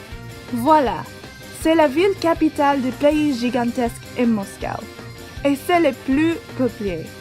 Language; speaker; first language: French; non-native, learner; English